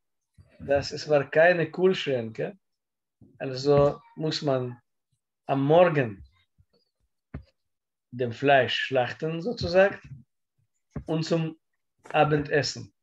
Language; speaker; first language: German; non-native, learner; Russian